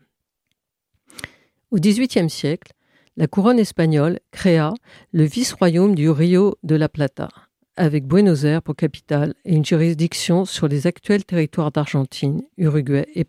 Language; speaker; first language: French; native; French